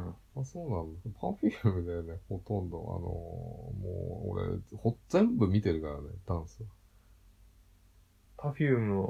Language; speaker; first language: Japanese; native; Japanese